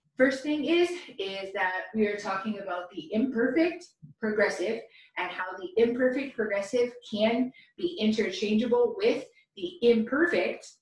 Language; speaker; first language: English; native; English